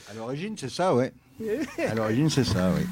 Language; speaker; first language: French; native; French